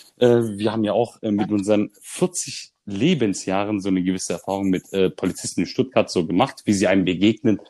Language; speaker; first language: German; early bilingual, other home language; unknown